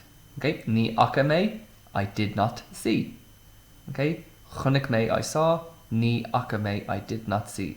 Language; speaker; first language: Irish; non-native, local second language; English